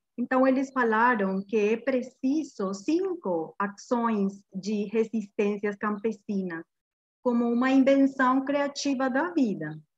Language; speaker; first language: Portuguese; non-native, fluent; Guarani